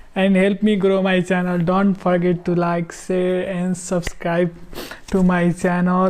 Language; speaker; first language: English; non-native, local second language; Nepali